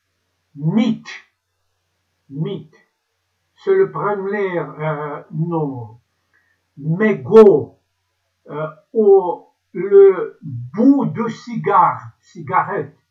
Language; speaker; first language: French; non-native, learner; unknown